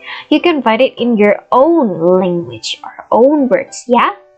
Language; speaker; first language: English; non-native, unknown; Indonesian